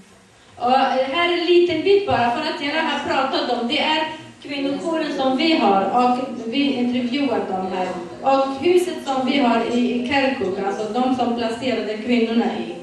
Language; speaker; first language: Swedish; non-native, fluent; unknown